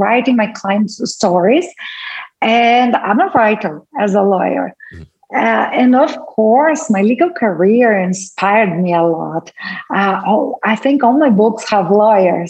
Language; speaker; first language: English; non-native, fluent; Portuguese